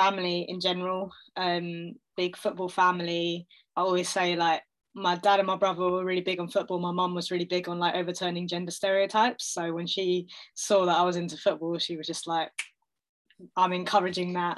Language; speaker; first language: English; native; English